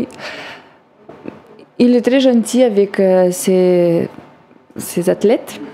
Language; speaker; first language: French; non-native, learner; Russian